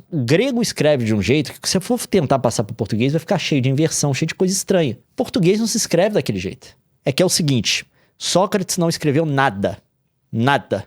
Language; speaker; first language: Portuguese; native; Portuguese